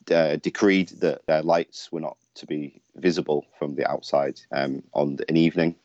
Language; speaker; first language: English; native; English